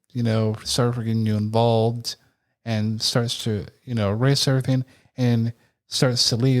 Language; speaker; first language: English; native; English